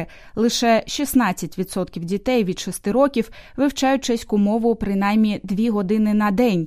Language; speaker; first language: Ukrainian; native; Ukrainian